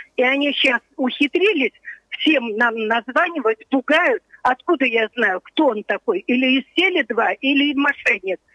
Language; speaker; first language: Russian; native; Russian